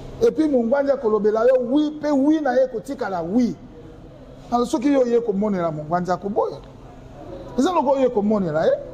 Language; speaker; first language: Lingala; non-native, local second language; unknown